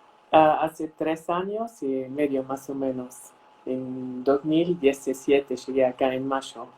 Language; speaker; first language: Spanish; non-native, fluent; Arabic